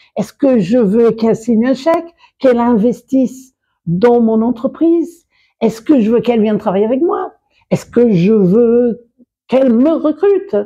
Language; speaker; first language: French; non-native, fluent; English